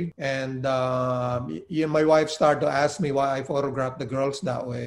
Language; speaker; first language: English; non-native, local second language; Filipino